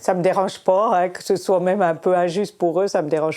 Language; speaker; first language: French; native; French